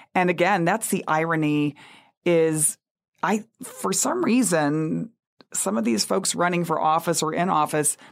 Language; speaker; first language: English; native; English